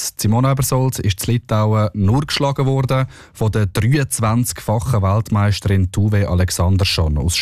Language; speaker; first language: German; native; German